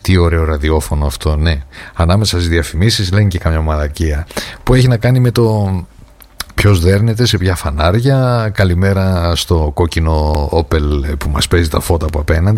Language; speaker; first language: Greek; native; Greek